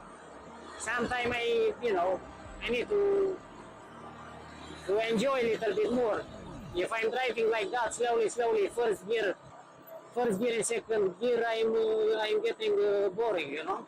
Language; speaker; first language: English; non-native, learner; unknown